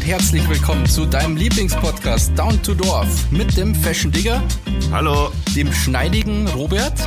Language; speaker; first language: German; native; German